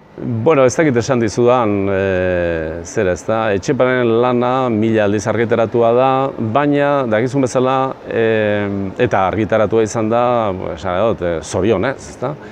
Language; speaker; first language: Basque; native; Basque